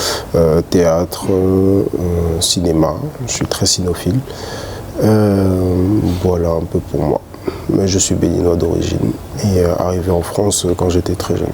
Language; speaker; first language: French; early bilingual, other home language; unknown